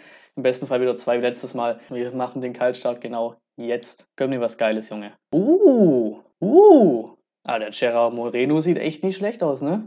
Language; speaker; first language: German; native; German